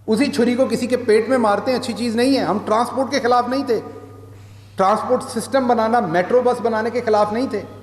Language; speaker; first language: Urdu; non-native, local second language; Punjabi